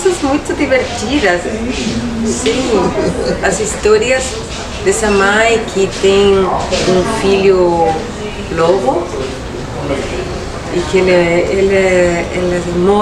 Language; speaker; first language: Portuguese; non-native, local second language; Spanish